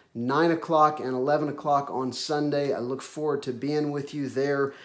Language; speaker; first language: English; native; English